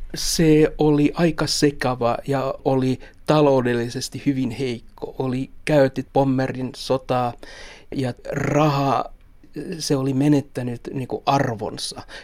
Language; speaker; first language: Finnish; non-native, local second language; Swedish